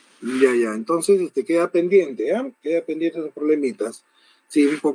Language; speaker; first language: Spanish; native; Spanish